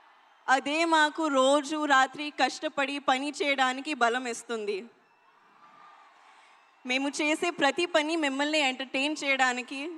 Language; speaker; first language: Telugu; non-native, learner; Hindi